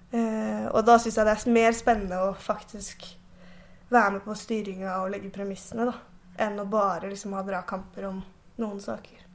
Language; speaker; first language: Norwegian; native; Norwegian